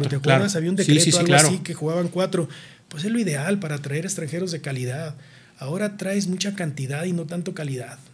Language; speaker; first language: Spanish; native; Spanish